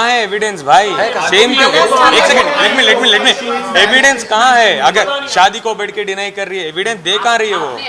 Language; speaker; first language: Hindi; native; Hindi